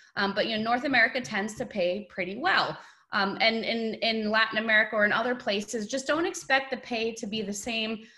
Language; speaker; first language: English; native; English